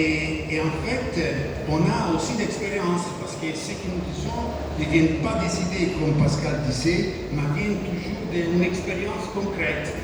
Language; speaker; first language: French; non-native, fluent; Italian